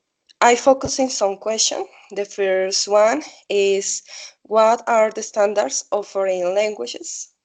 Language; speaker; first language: English; non-native, learner; Spanish